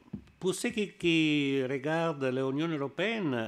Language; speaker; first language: French; non-native, learner; Italian